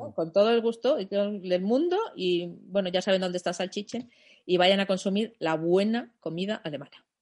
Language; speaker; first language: Spanish; non-native, fluent; German